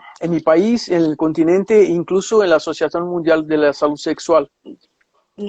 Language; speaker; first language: Spanish; non-native, fluent; Portuguese